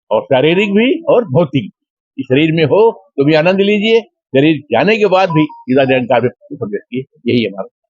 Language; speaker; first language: Hindi; native; Hindi